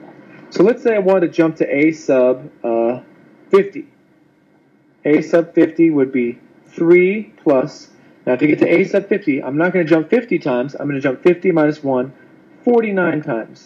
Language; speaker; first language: English; native; English